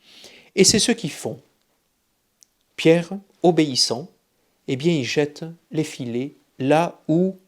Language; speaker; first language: French; native; French